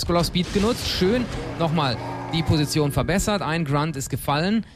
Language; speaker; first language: German; native; German